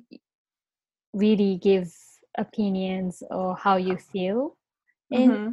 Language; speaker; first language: English; non-native, fluent; Japanese